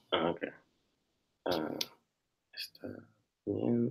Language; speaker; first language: Spanish; non-native, learner; English